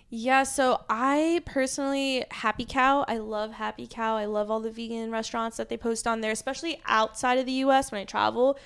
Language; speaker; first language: English; native; English